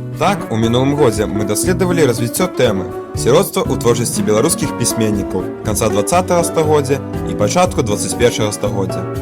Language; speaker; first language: Belarusian; native; Belarusian